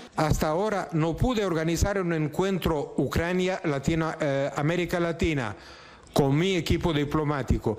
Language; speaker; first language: Spanish; non-native, fluent; Ukrainian